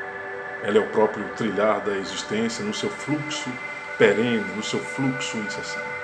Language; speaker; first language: Portuguese; native; Portuguese